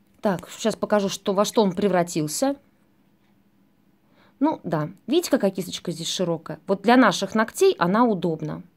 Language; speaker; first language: Russian; native; Russian